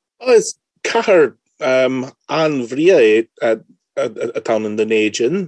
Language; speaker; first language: Irish; non-native, fluent; English